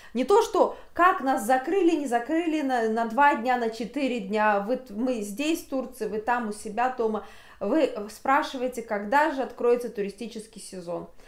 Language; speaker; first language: Russian; native; Russian